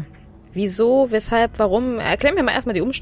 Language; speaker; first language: German; native; German